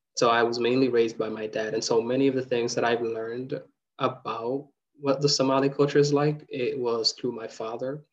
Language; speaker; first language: English; early bilingual, other home language; Somali